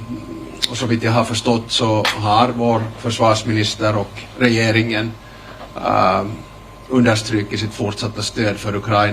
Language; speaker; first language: Swedish; native; Swedish